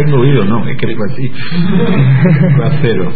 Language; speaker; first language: Spanish; native; Spanish